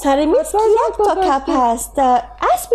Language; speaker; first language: Persian; native; Persian